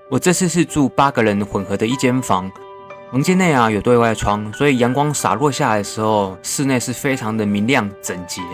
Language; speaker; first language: Chinese; native; Chinese